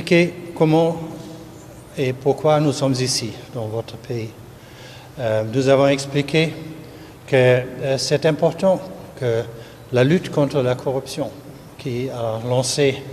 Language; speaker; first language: French; non-native, fluent; German